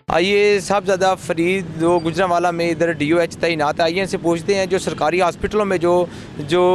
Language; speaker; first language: Urdu; non-native, local second language; Punjabi